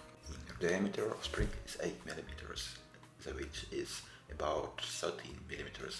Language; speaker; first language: English; non-native, fluent; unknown